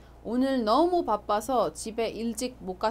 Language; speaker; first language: Korean; non-native, fluent; Arabic